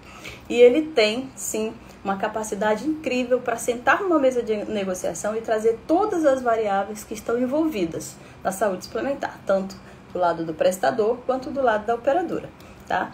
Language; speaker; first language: Portuguese; native; Portuguese